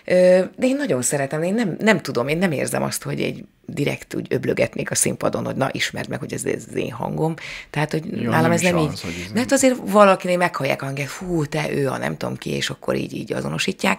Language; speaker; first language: Hungarian; native; Hungarian